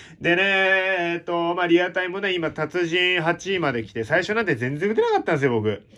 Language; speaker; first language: Japanese; native; Japanese